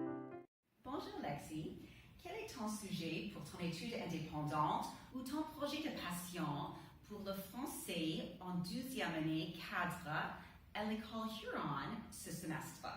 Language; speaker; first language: French; non-native, fluent; English